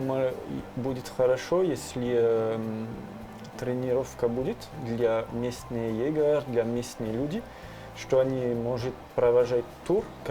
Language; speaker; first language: Russian; non-native, learner; French